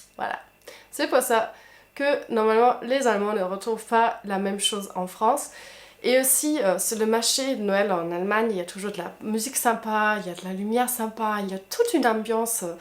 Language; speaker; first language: French; non-native, fluent; German